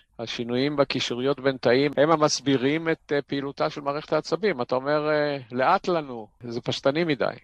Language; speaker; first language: Hebrew; native; Hebrew